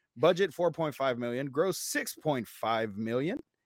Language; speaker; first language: English; native; English